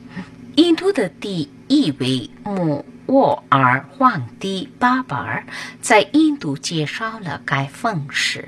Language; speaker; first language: Chinese; non-native, learner; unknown